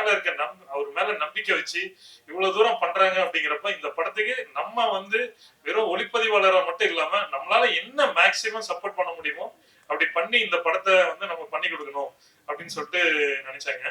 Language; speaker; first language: Tamil; native; Tamil